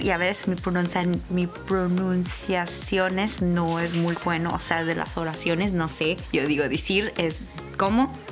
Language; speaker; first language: Spanish; early bilingual, heritage; Spanish